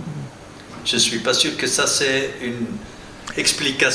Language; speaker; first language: French; non-native, local second language; Dutch